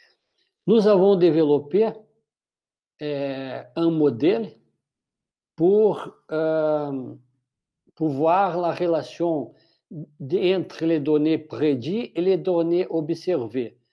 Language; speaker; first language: French; non-native, fluent; Portuguese